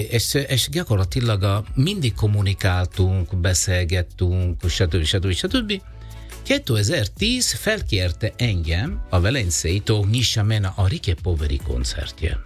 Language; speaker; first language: Hungarian; non-native, learner; Italian